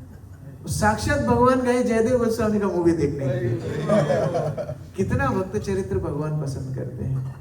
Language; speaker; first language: Hindi; non-native, local second language; Bangla